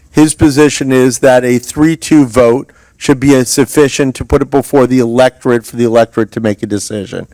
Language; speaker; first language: English; native; English